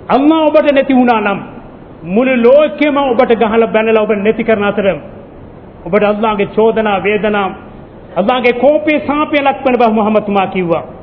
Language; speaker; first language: Sinhala; non-native, local second language; Tamil